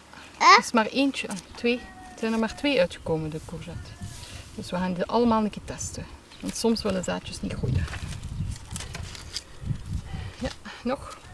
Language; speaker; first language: Dutch; native; Dutch